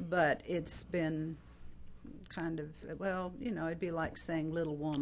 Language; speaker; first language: English; native; English